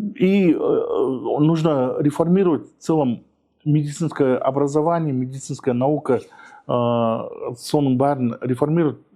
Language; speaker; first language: Russian; non-native, local second language; Kazakh